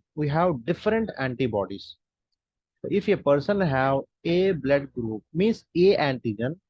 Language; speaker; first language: English; non-native, local second language; Hindi